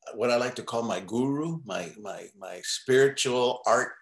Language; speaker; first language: English; native; English